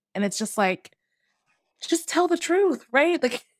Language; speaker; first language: English; native; English